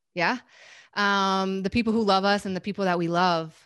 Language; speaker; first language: English; native; English